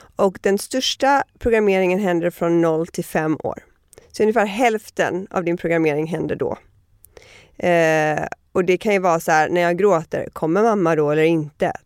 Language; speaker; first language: Swedish; early bilingual, heritage; Swedish